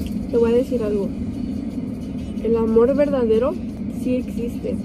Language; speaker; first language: Spanish; early bilingual, heritage; Spanish